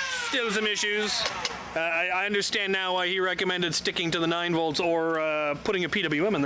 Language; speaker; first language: English; native; English